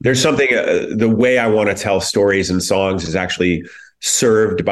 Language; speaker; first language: English; native; English